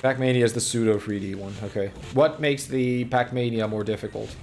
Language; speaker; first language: English; non-native, fluent; Finnish